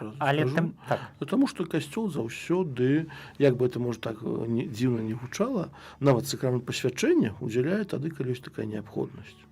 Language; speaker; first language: Belarusian; non-native, local second language; Russian